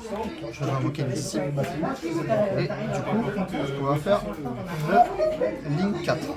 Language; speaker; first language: French; native; French